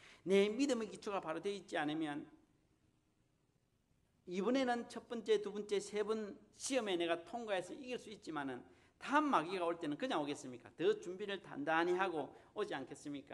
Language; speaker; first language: Korean; native; Korean